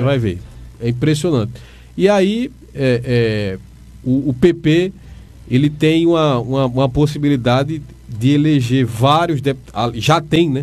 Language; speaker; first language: Portuguese; native; Portuguese